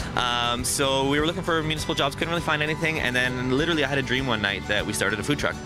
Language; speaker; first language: English; native; English